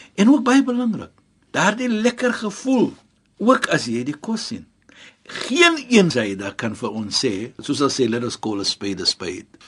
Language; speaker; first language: Afrikaans; non-native, fluent; Arabic